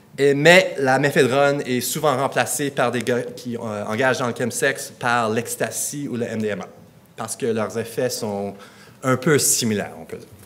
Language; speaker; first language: French; non-native, local second language; English